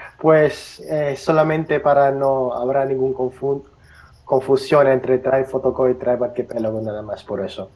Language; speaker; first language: Spanish; non-native, fluent; Filipino